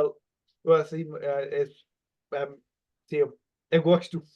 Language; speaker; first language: Portuguese; non-native, learner; German